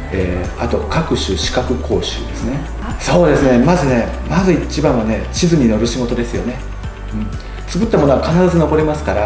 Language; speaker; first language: Japanese; native; Japanese